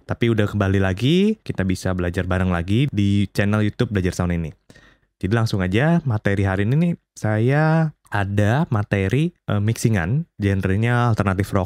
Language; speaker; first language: Indonesian; native; Indonesian